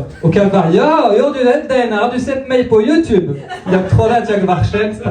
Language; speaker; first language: Swedish; non-native, fluent; French